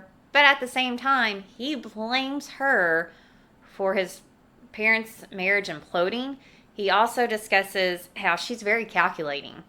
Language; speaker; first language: English; native; English